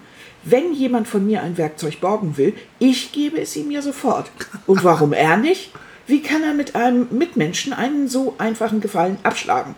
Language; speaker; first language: German; native; German